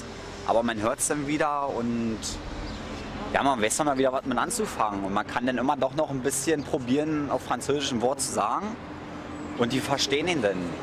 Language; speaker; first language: German; native; German